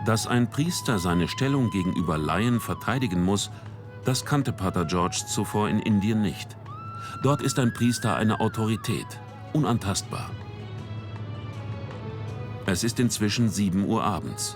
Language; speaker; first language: German; native; German